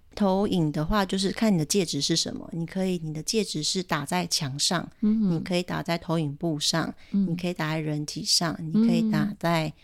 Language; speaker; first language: Chinese; native; Chinese